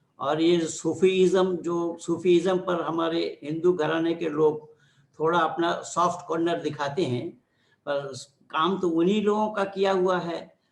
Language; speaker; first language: Hindi; non-native, local second language; Bangla